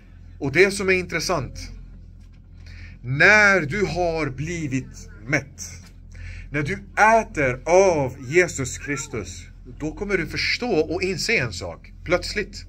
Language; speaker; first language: Swedish; non-native, local second language; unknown